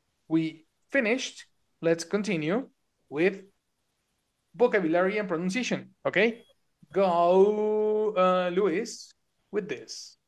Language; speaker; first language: English; non-native, fluent; Spanish